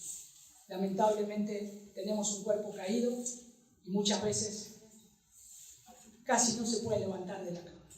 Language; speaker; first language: Spanish; native; Spanish